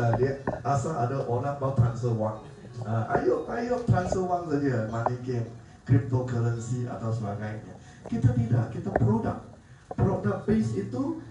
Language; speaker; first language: Malay; non-native, local second language; Chinese